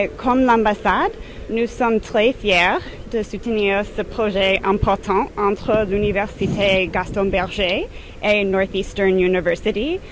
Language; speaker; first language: French; non-native, fluent; English